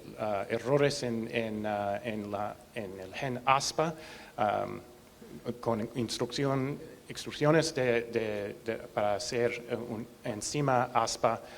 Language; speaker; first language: Spanish; non-native, learner; English